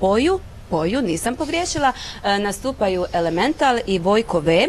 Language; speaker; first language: Croatian; native; Croatian